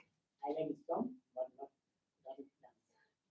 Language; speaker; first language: English; non-native, learner; Nepali